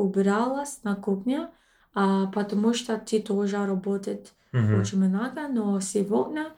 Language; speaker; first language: Russian; non-native, learner; English